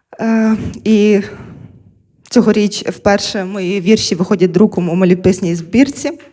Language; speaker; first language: Ukrainian; non-native, local second language; Russian